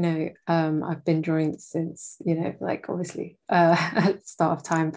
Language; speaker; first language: English; native; English